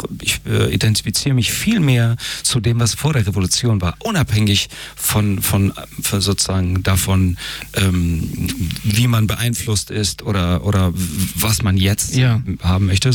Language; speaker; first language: German; early bilingual, other home language; Persian